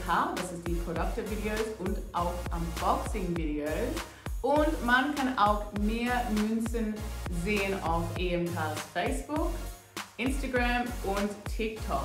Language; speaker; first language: German; non-native, learner; English